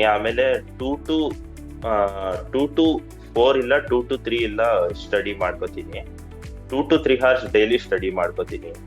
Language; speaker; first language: Kannada; non-native, local second language; Urdu